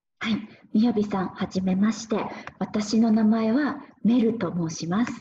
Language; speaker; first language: Japanese; native; Japanese